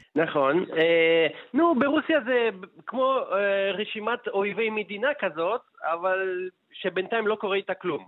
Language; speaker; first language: Hebrew; non-native, fluent; Russian